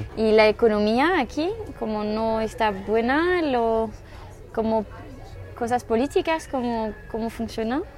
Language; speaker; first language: Spanish; non-native, learner; French